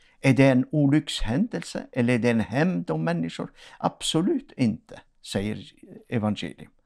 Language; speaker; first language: Swedish; non-native, fluent; Arabic